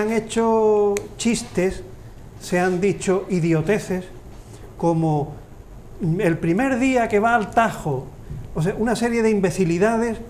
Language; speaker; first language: Spanish; native; Spanish